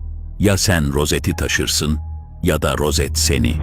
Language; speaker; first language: Turkish; native; Turkish